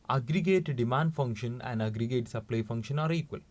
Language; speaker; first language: English; non-native, local second language; Malayalam